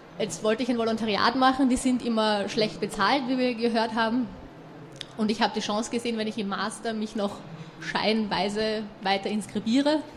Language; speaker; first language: German; native; German